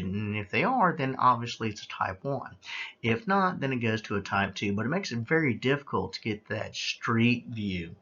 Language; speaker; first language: English; native; English